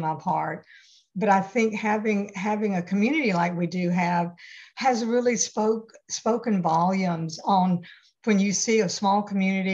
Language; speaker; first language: English; native; English